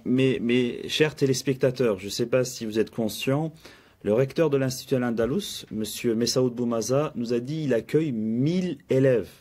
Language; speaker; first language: French; early bilingual, other home language; Turkish